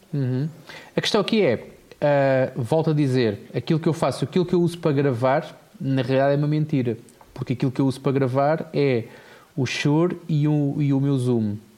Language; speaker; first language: Portuguese; native; Portuguese